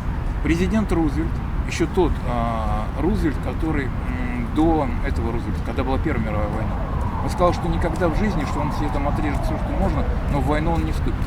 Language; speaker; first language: Russian; native; Russian